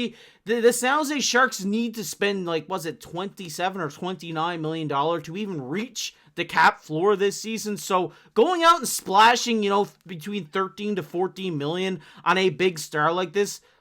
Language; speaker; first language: English; native; English